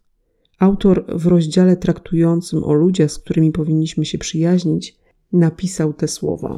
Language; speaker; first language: Polish; native; Polish